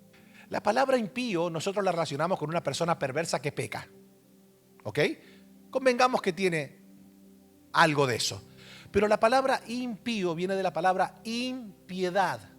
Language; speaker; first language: Spanish; native; Spanish